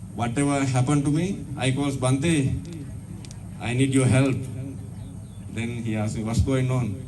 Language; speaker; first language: English; non-native, learner; Sinhala